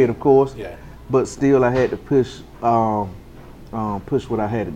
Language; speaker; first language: English; native; English